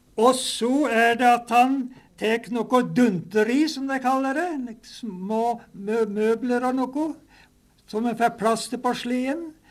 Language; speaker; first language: Norwegian; native; Norwegian